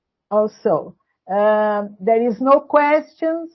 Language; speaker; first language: English; non-native, learner; Portuguese